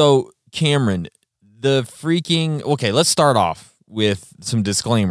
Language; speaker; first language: English; native; English